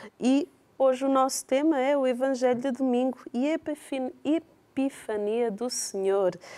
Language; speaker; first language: Portuguese; native; Portuguese